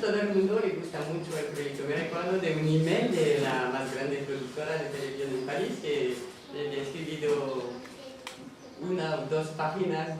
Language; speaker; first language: Spanish; non-native, fluent; French